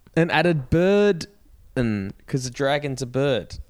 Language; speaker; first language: English; native; English